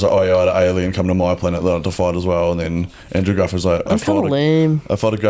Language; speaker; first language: English; native; English